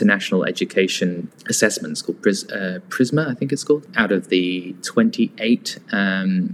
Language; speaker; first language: English; native; English